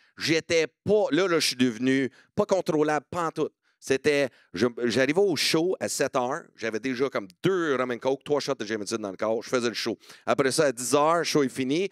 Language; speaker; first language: French; non-native, local second language; English